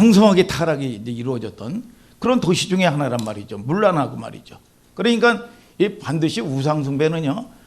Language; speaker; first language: Korean; native; Korean